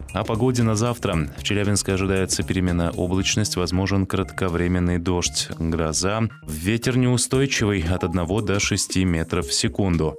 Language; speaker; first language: Russian; native; Russian